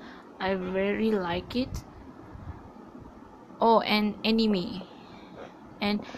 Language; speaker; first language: English; non-native, learner; Malay